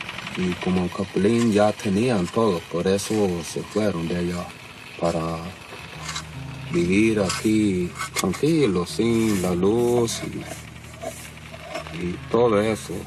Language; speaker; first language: Spanish; non-native, local second language; Plautdietsch